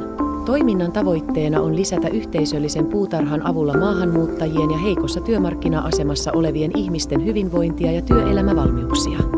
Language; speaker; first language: Finnish; native; Finnish